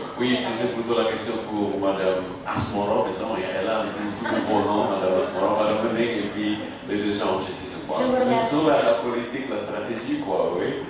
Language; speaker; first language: French; non-native, fluent; Indonesian